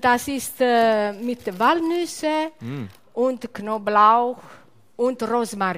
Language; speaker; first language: German; non-native, learner; Italian